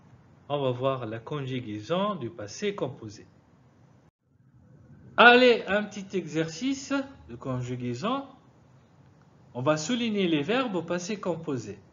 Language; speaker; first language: French; non-native, fluent; Arabic